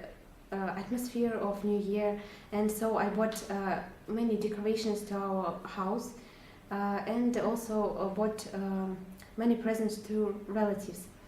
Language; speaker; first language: English; non-native, learner; Russian